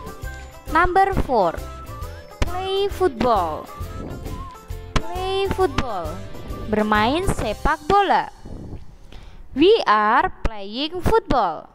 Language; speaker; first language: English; non-native, fluent; Indonesian